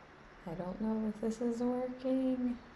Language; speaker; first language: English; native; English